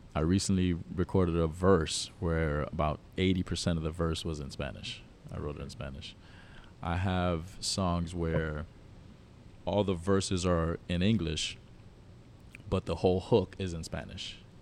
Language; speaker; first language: English; native; English